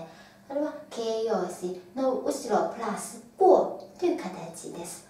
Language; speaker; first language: Japanese; non-native, fluent; Chinese